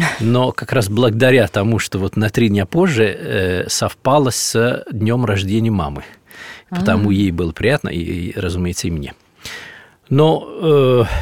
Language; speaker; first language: Russian; non-native, fluent; Italian